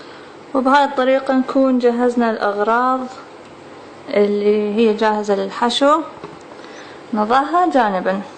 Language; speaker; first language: Arabic; native; Arabic